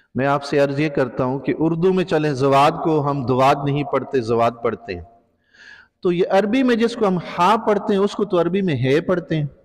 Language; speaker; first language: Urdu; non-native, local second language; Punjabi